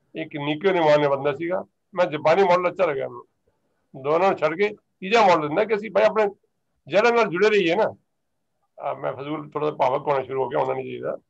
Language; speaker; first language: Hindi; non-native, local second language; Punjabi